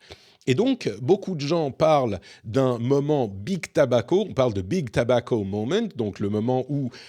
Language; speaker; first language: French; native; French